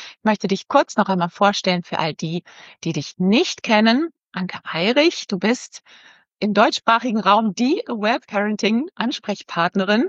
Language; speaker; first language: German; native; German